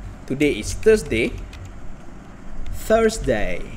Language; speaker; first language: English; non-native, local second language; Malay